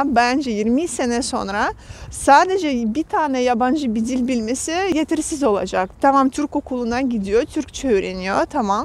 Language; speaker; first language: Turkish; non-native, fluent; Russian